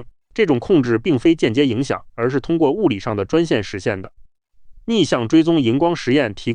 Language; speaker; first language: Chinese; native; Chinese